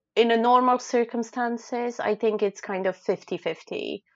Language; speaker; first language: English; non-native, fluent; Polish